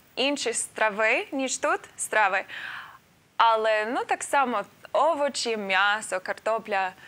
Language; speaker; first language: Ukrainian; non-native, fluent; English